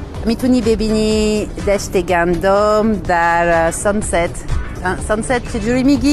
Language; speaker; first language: Persian; non-native, learner; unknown